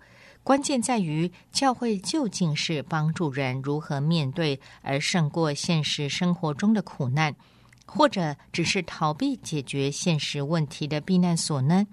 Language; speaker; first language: Chinese; native; Chinese